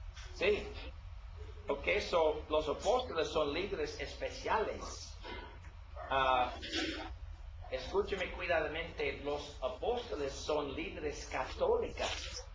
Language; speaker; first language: Spanish; non-native, learner; English